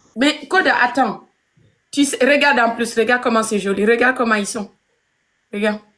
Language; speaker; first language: French; non-native, local second language; Fula